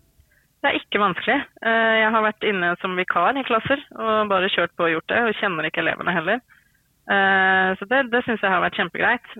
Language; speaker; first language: Norwegian; native; Norwegian